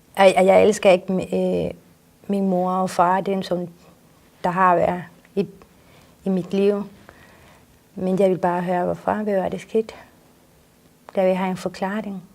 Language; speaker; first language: Danish; non-native, fluent; Spanish